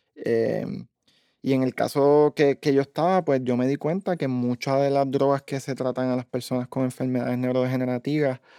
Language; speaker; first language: Spanish; native; Spanish